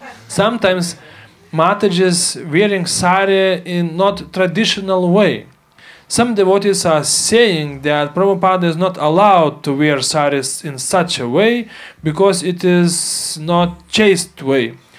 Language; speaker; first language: English; non-native, fluent; Lithuanian